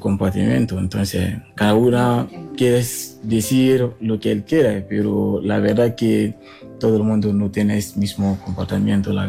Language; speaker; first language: Spanish; non-native, fluent; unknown